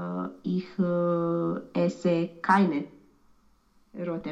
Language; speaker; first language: German; non-native, learner; Romanian